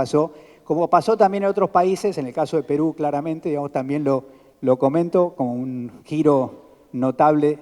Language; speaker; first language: Spanish; native; Spanish